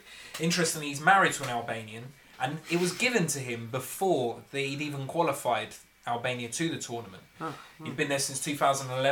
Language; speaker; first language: English; native; English